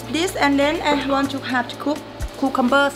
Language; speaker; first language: English; non-native, learner; Thai